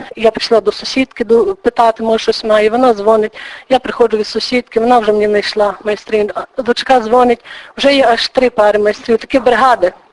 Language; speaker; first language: Ukrainian; native; Ukrainian